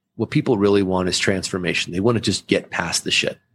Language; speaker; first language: English; early bilingual, other home language; German